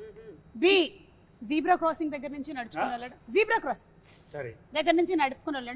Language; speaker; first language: Telugu; native; Telugu